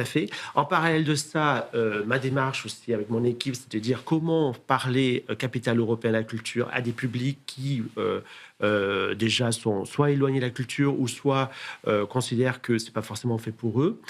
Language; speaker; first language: French; native; French